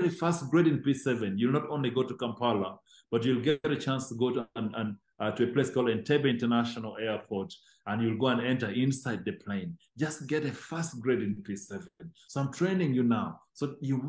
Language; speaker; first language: English; non-native, local second language; Acoli